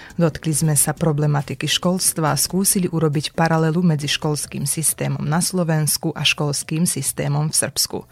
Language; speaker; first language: Slovak; early bilingual, heritage; Slovak